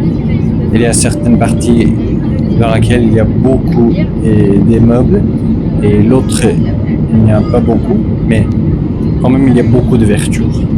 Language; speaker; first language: French; non-native, learner; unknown